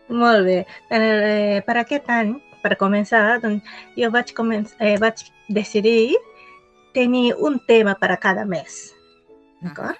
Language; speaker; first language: Catalan; non-native, fluent; Japanese